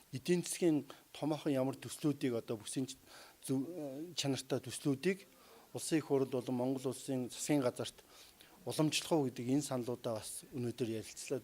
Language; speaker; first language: Mongolian; native; Mongolian